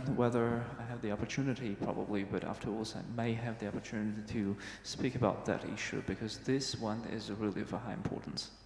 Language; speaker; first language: English; non-native, fluent; Georgian